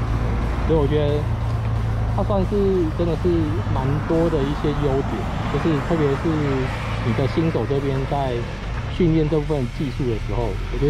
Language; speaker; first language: Chinese; native; Chinese